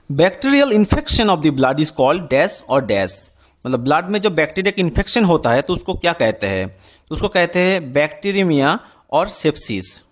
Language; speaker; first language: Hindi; non-native, local second language; Bangla